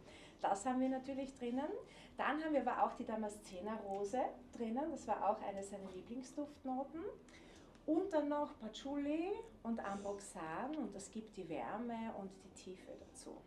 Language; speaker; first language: German; native; German